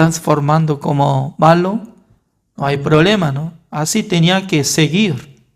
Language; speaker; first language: Spanish; non-native, fluent; Korean